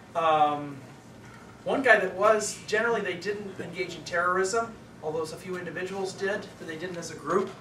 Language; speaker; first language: English; native; English